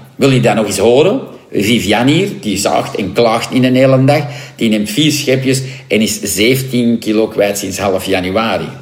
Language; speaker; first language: Dutch; non-native, local second language; French